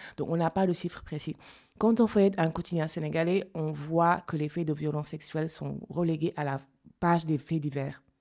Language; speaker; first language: French; non-native, local second language; Fula